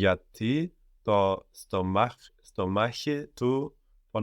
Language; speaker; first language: Greek; non-native, learner; English